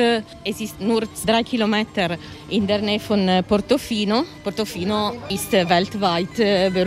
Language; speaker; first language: German; non-native, learner; Italian